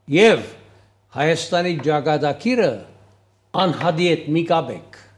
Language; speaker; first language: Armenian; early bilingual, heritage; Armenian